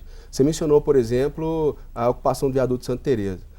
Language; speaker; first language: Portuguese; native; Portuguese